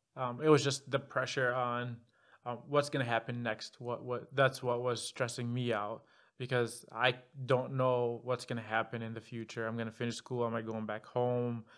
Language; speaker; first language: English; non-native, fluent; Arabic